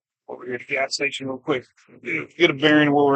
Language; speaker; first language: English; native; English